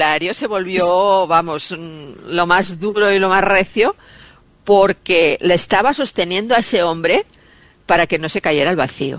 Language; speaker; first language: Spanish; native; Spanish